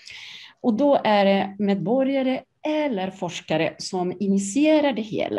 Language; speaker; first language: Swedish; non-native, fluent; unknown